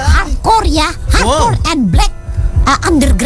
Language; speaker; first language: English; non-native, learner; Indonesian